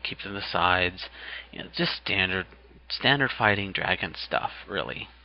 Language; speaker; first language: English; native; English